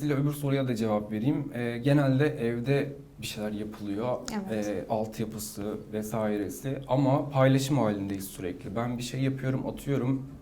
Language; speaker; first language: Turkish; native; Turkish